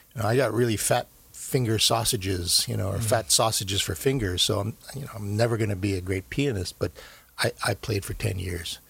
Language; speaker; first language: English; native; English